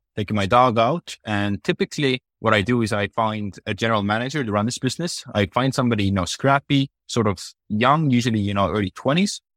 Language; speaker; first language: English; non-native, fluent; Estonian